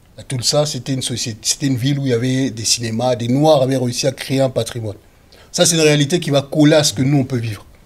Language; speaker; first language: French; early bilingual, other home language; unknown